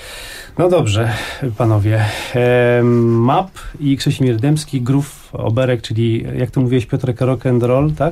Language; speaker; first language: Polish; native; Polish